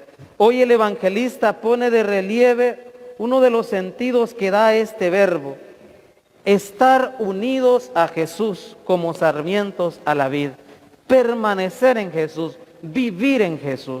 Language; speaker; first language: Spanish; native; Spanish